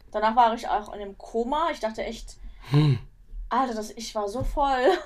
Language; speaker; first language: German; early bilingual, other home language; Turkish